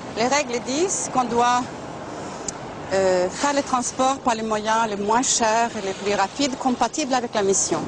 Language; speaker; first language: French; non-native, fluent; Norwegian